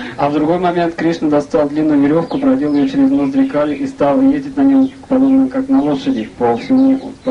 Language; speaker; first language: Russian; native; Russian